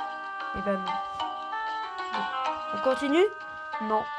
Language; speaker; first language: French; native; French